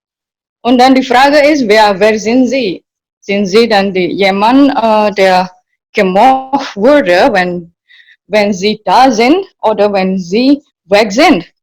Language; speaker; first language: German; non-native, learner; Indonesian